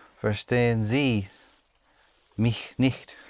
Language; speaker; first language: German; non-native, learner; English